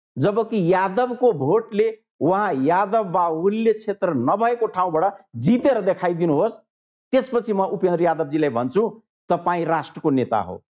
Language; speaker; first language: Nepali; non-native, local second language; Maithili